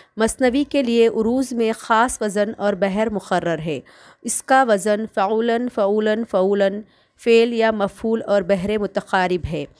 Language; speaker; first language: Urdu; native; Urdu